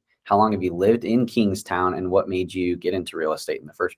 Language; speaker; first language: English; native; English